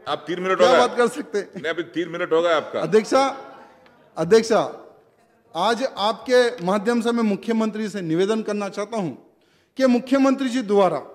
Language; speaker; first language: Hindi; non-native, local second language; Telugu